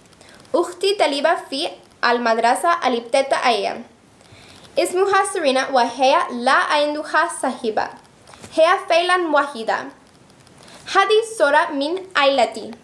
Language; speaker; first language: Arabic; non-native, learner; English